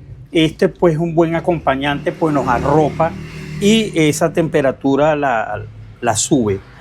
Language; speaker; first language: Spanish; native; Spanish